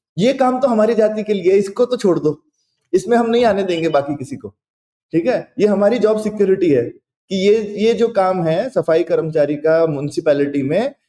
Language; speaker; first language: Hindi; native; Hindi